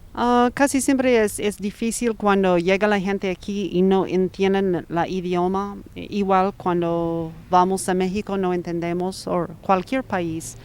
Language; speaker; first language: Spanish; non-native, fluent; English